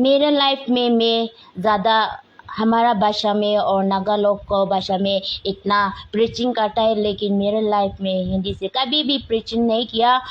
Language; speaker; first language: Hindi; non-native, local second language; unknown